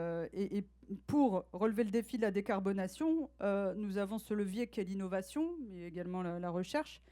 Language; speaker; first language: French; native; French